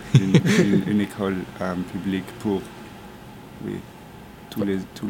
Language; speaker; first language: French; non-native, learner; German